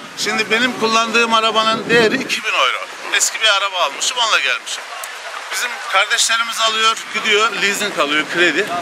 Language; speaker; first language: Turkish; native; Turkish